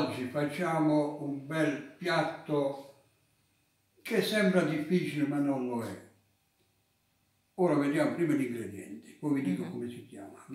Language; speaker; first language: Italian; native; Italian